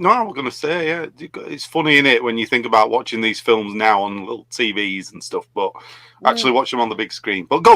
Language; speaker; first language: English; native; English